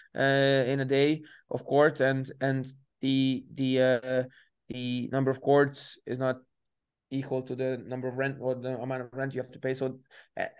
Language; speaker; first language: English; native; English